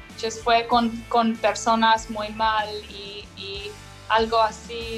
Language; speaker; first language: Spanish; non-native, learner; English